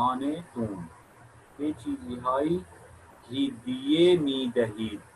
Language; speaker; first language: Persian; non-native, fluent; Urdu